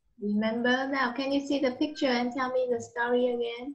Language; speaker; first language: English; non-native, learner; Vietnamese